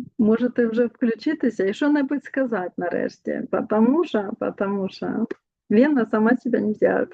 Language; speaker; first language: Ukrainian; non-native, local second language; Russian